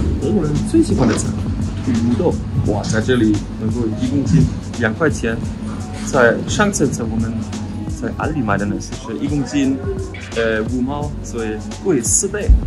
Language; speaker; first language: Chinese; non-native, fluent; German